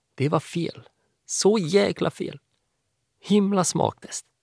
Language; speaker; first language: Swedish; non-native, fluent; French